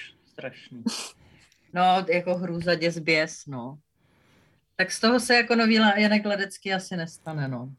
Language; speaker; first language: Czech; native; Czech